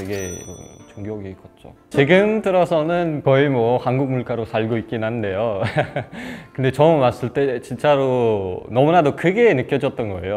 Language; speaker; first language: Korean; non-native, fluent; Uzbek